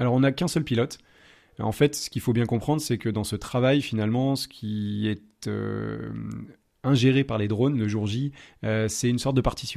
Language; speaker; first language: French; native; French